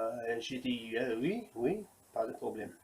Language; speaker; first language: French; non-native, learner; English